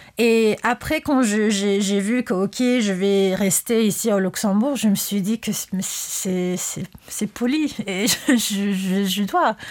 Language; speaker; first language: French; non-native, fluent; English